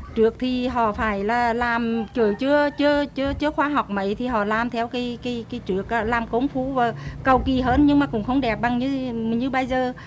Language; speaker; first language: Vietnamese; non-native, local second language; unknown